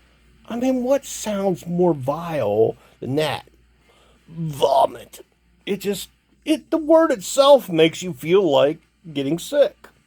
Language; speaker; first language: English; native; English